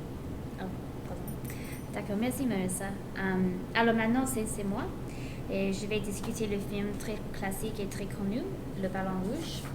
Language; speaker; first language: French; non-native, learner; English